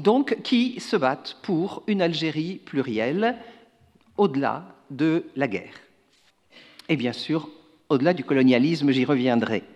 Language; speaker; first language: French; native; French